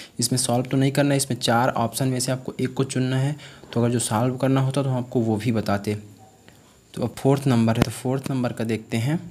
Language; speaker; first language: Hindi; native; Hindi